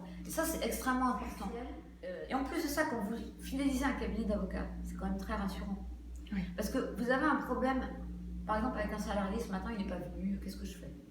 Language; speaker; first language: French; native; French